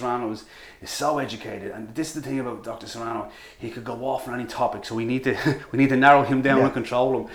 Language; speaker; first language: English; native; English